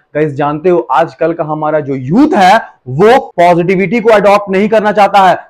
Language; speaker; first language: Hindi; native; Hindi